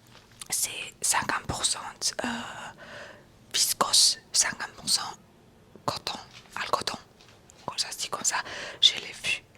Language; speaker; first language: French; non-native, fluent; Romanian